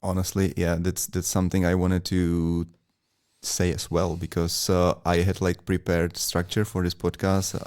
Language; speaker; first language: English; non-native, fluent; Czech